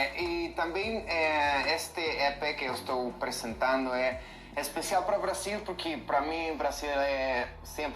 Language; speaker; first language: Portuguese; non-native, fluent; Spanish